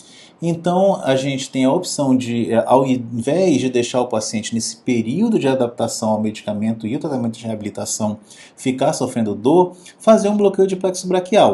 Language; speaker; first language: Portuguese; native; Portuguese